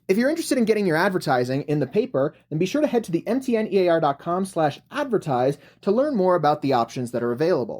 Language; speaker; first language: English; native; English